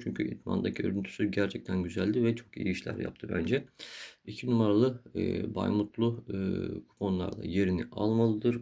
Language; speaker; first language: Turkish; native; Turkish